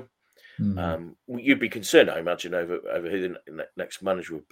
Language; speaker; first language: English; native; English